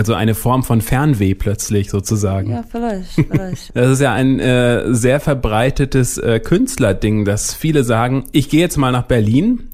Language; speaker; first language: German; native; German